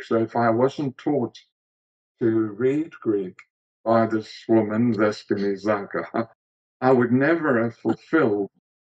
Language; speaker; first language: English; early bilingual, other home language; Greek